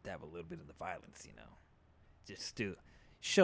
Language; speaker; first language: English; early bilingual, other home language; Spanish